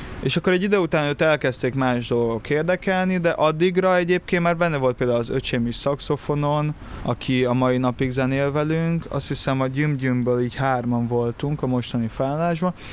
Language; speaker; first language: Hungarian; early bilingual, other home language; Portuguese